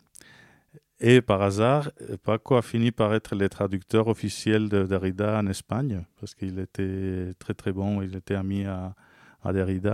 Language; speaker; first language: French; non-native, fluent; Spanish